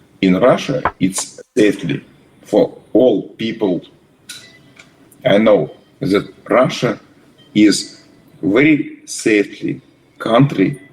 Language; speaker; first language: English; non-native, learner; Russian